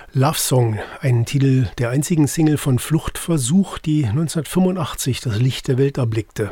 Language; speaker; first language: German; native; German